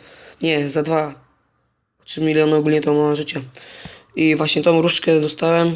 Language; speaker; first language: Polish; native; Polish